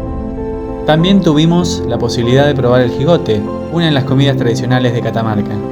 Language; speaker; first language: Spanish; native; Spanish